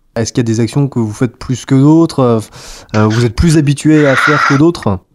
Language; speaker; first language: French; native; French